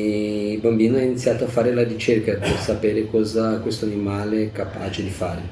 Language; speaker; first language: Italian; non-native, fluent; Portuguese